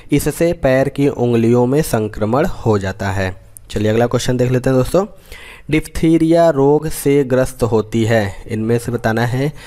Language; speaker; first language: Hindi; native; Hindi